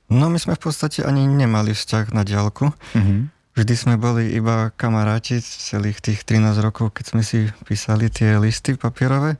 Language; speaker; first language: Slovak; native; Slovak